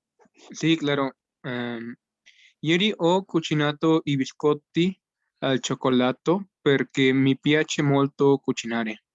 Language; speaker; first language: Italian; non-native, learner; Spanish